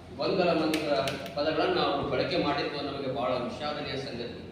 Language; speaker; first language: Kannada; non-native, local second language; Lambadi